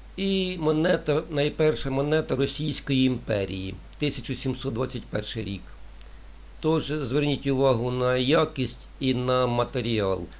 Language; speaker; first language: Ukrainian; non-native, local second language; Russian